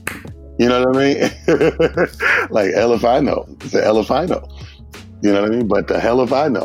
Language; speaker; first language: English; native; English